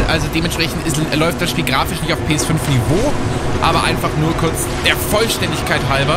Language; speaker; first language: German; native; German